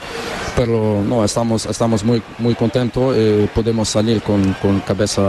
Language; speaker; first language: Spanish; non-native, learner; Portuguese